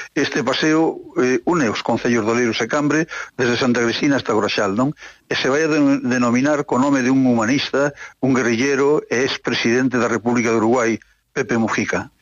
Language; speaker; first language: Galician; native; Galician